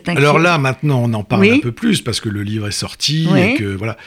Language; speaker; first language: French; native; French